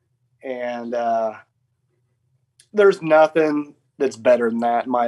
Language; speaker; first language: English; native; English